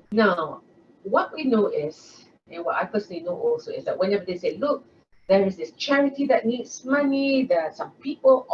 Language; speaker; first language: English; non-native, local second language; Malay